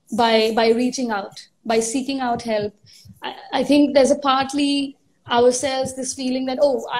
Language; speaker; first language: English; non-native, local second language; Hindi